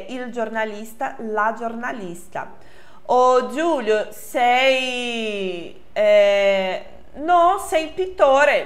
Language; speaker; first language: Italian; non-native, fluent; Portuguese